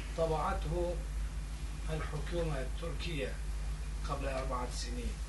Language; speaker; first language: Arabic; non-native, fluent; Turkish